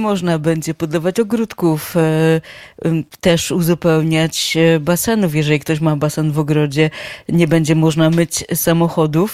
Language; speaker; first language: Polish; native; Polish